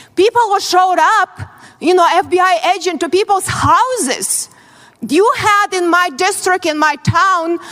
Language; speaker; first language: English; non-native, fluent; Ukrainian